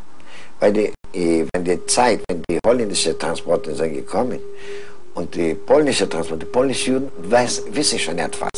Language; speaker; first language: German; non-native, fluent; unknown